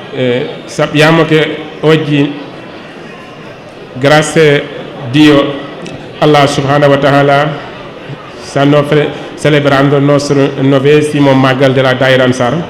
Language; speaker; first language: Italian; non-native, learner; Wolof